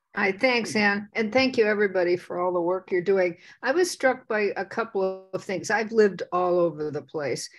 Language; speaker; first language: English; native; English